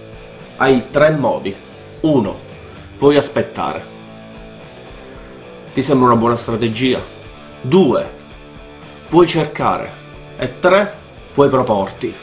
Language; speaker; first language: Italian; native; Italian